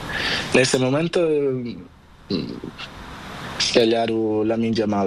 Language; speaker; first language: Spanish; non-native, learner; Portuguese